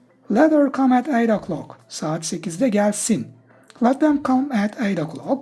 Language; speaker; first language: English; non-native, fluent; Turkish